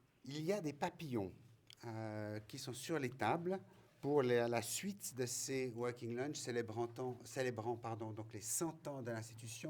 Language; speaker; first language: French; native; French